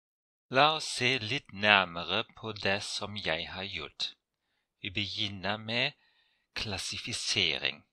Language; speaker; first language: Norwegian; non-native, fluent; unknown